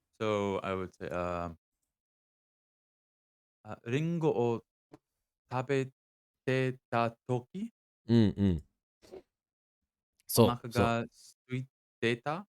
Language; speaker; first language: Japanese; non-native, learner; English